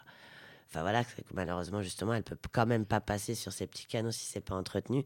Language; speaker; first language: French; native; French